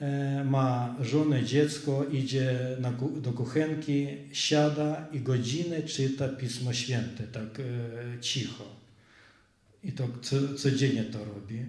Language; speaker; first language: Polish; non-native, fluent; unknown